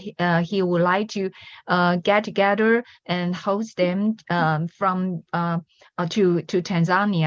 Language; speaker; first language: English; non-native, learner; Chinese